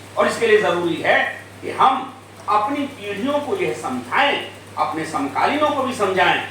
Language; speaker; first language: Hindi; native; Hindi